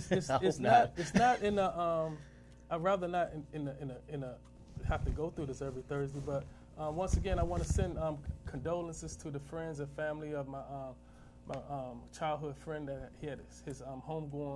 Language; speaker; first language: English; native; English